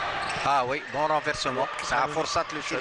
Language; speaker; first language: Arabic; native; Arabic